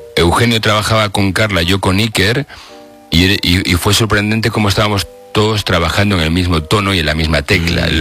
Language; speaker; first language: Spanish; native; Spanish